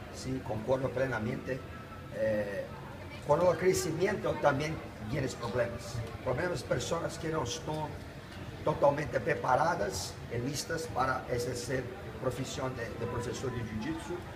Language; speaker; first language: Spanish; non-native, fluent; Portuguese